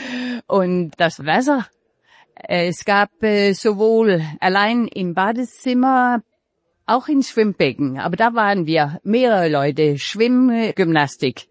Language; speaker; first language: German; non-native, fluent; Danish